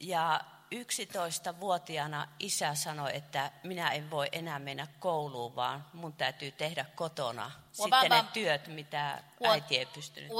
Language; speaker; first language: Finnish; non-native, fluent; Chinese